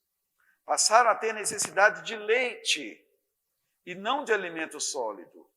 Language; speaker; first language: Portuguese; native; Portuguese